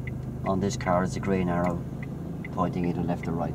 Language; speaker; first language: English; native; English